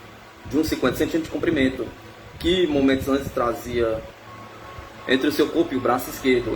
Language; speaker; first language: Portuguese; native; Portuguese